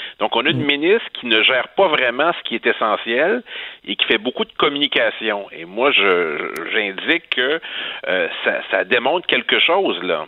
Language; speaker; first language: French; native; French